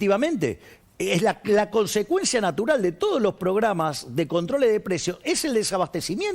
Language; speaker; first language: Spanish; native; Spanish